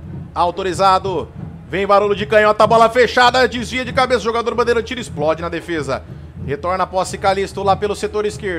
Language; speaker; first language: Portuguese; native; Portuguese